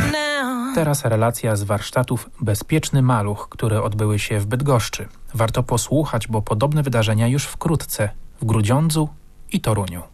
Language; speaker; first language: Polish; native; Polish